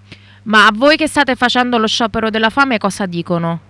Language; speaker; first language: Italian; native; Italian